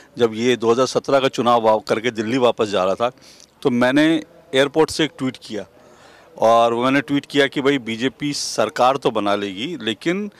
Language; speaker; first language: Hindi; native; Hindi